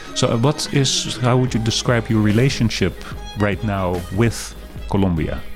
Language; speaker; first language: English; non-native, fluent; Dutch